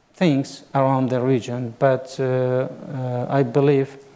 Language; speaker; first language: English; non-native, fluent; Kurdish